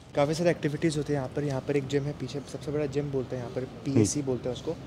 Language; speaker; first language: Hindi; non-native, local second language; Bangla